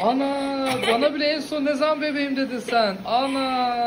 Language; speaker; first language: Turkish; native; Turkish